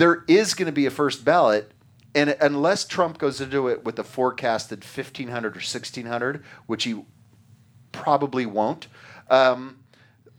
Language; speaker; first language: English; native; English